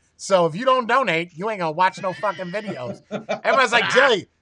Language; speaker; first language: English; native; English